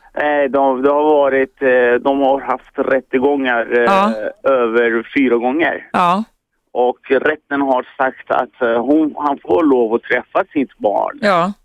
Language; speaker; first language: Swedish; early bilingual, other home language; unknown